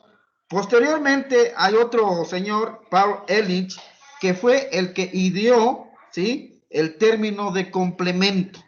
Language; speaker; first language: Spanish; native; Spanish